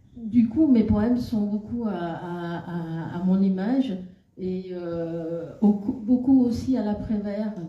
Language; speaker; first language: French; non-native, fluent; Khmer